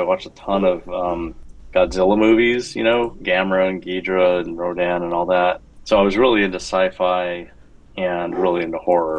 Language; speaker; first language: English; native; English